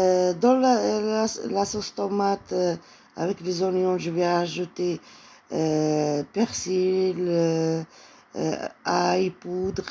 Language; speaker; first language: French; non-native, fluent; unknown